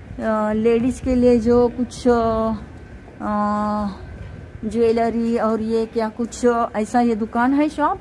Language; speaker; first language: Hindi; non-native, local second language; Marathi